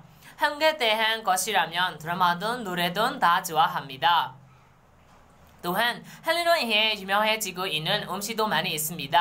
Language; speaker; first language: Korean; non-native, learner; Burmese